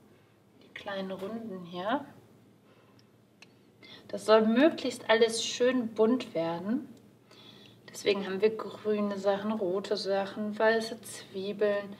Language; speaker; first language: German; native; German